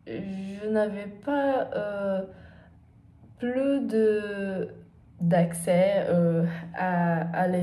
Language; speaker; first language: French; non-native, learner; Portuguese